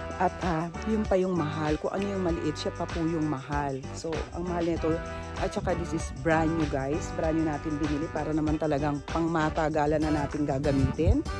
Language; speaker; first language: Filipino; native; Filipino